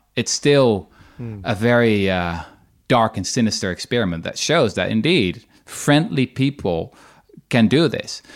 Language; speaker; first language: English; non-native, fluent; Dutch